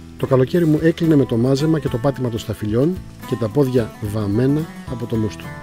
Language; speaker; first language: Greek; native; Greek